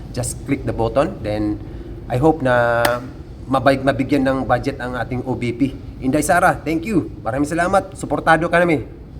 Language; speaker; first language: Filipino; native; Filipino